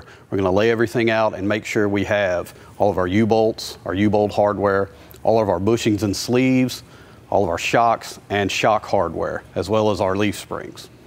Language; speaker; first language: English; native; English